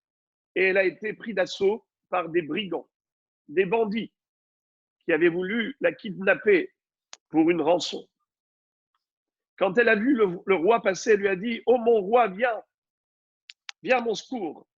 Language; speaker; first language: French; native; French